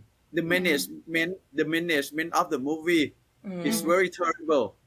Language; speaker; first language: English; non-native, learner; Thai